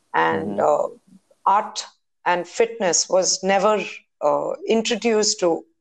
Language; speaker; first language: English; non-native, local second language; Hindi